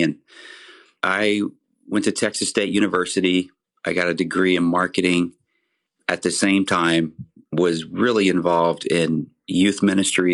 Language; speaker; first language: English; native; English